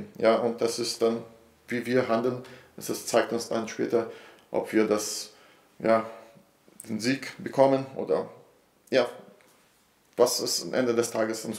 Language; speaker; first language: German; non-native, fluent; Portuguese